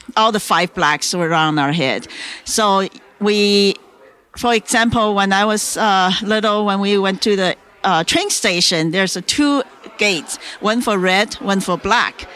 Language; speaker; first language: English; non-native, fluent; Chinese